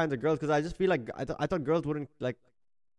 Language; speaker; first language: English; non-native, local second language; Hindi